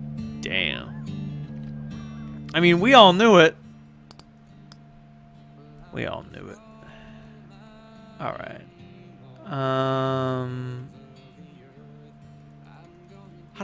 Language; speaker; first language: English; native; English